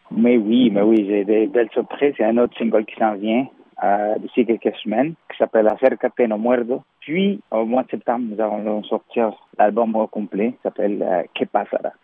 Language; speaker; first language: French; non-native, fluent; Spanish